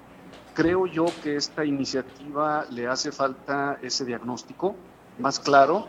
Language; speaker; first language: Spanish; native; Spanish